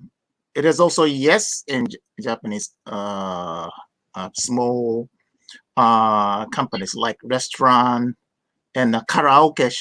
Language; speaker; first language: English; non-native, fluent; Japanese